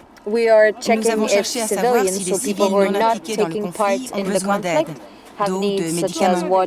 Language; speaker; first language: French; native; French